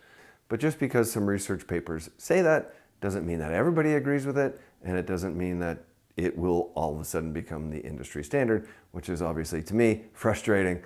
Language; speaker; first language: English; native; English